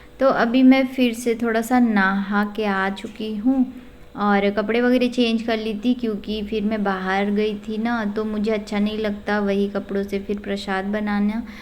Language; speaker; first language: Hindi; non-native, local second language; Odia